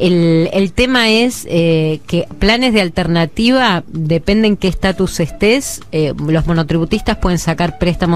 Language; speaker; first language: Spanish; native; Spanish